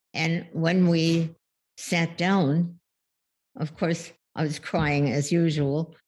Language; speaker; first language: English; early bilingual, other home language; German